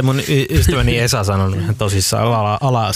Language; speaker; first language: Finnish; early bilingual, other home language; Somali